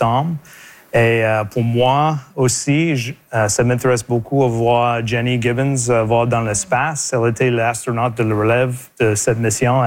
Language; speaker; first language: French; native; French